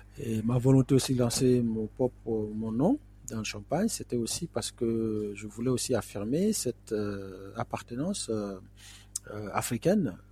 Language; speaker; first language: French; non-native, local second language; Fula